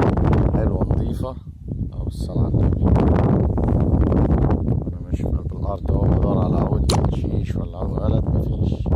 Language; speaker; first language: Arabic; native; Arabic